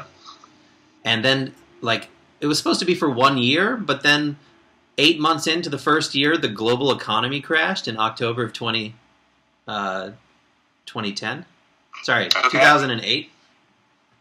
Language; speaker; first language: English; native; English